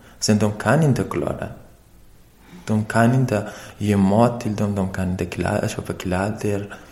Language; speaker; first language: Swedish; non-native, learner; Persian